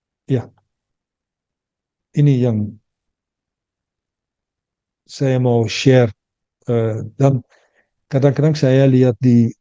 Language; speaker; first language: Indonesian; early bilingual, heritage; Dutch